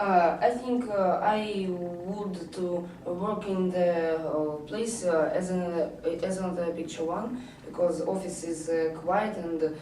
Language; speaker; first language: English; non-native, learner; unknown